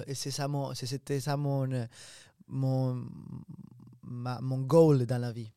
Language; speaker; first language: French; non-native, fluent; Spanish